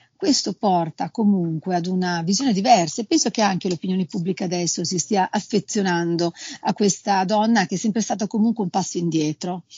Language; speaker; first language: Italian; native; Italian